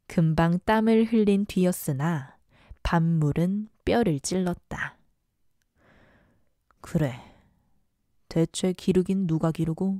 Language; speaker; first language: Korean; native; Korean